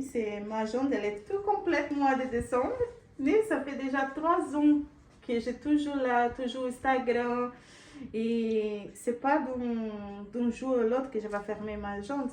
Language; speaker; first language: French; non-native, learner; Portuguese